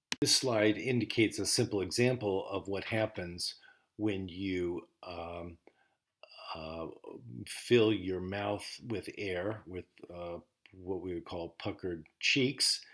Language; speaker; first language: English; native; English